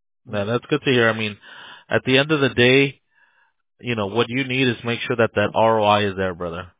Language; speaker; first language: English; early bilingual, other home language; Spanish